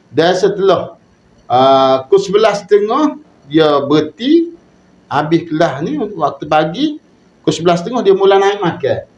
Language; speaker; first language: Malay; native; Malay